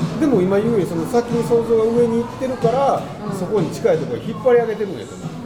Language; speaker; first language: Japanese; native; Japanese